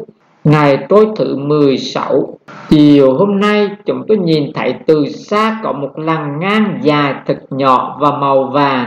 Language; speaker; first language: Vietnamese; native; Vietnamese